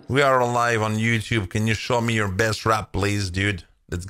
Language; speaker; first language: English; non-native, learner; French